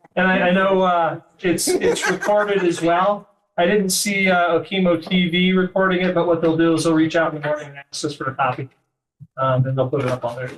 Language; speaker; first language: English; native; English